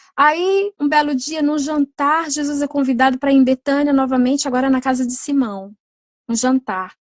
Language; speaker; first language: Portuguese; native; Portuguese